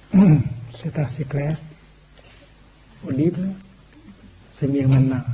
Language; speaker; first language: French; non-native, fluent; Vietnamese